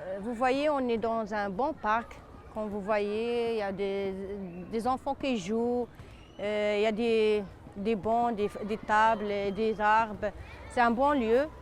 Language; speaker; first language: French; non-native, fluent; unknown